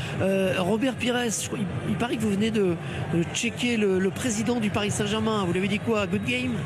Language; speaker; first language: French; native; French